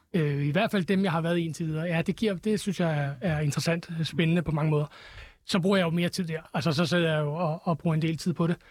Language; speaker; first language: Danish; native; Danish